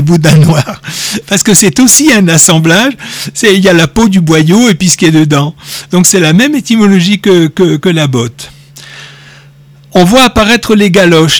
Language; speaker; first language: French; native; French